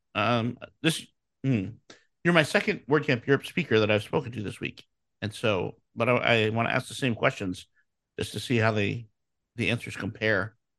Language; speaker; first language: English; native; English